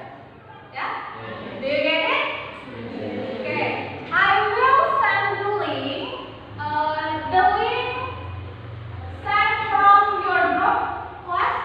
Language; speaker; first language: English; non-native, learner; Indonesian